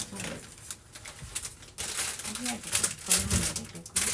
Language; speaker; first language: Japanese; native; Japanese